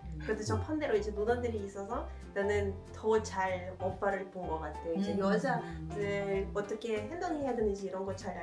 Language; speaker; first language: Korean; non-native, fluent; Ukrainian